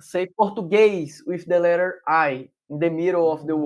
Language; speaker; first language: English; non-native, learner; Portuguese